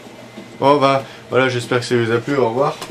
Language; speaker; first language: French; native; French